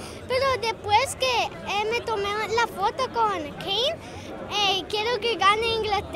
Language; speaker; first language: Spanish; early bilingual, heritage; Spanish